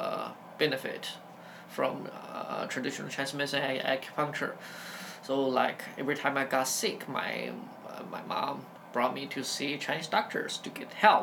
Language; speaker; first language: English; non-native, fluent; Chinese